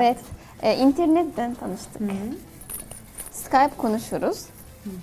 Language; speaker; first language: Turkish; non-native, learner; Arabic